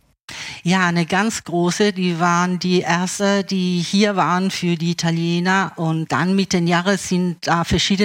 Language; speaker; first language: German; early bilingual, other home language; Italian